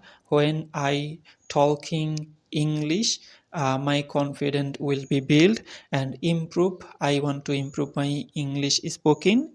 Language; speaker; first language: English; non-native, learner; Bangla